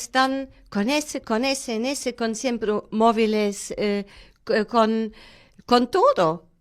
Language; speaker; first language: Spanish; non-native, fluent; German